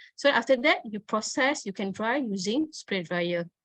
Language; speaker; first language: English; non-native, local second language; Malay